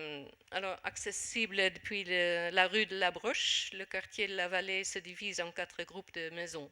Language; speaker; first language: French; non-native, fluent; Dutch